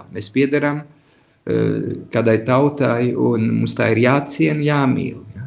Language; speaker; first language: Latvian; early bilingual, heritage; Latvian